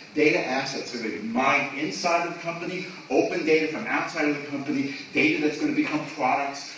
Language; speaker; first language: English; native; English